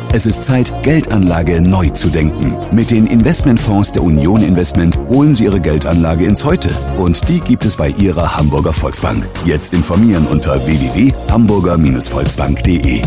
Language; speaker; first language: German; native; German